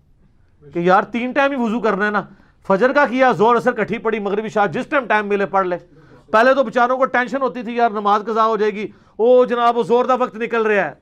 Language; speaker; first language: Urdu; non-native, local second language; Punjabi